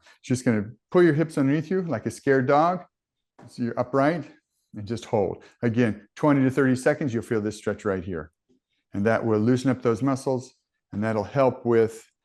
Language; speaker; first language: English; native; English